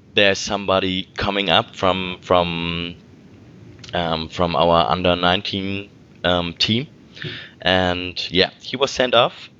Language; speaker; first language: English; non-native, fluent; German